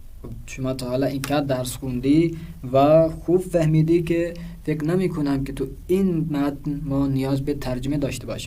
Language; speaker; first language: Persian; non-native, fluent; Urdu